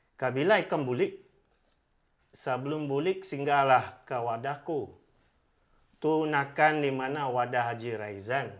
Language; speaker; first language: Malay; native; Malay